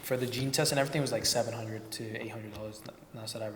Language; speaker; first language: English; native; English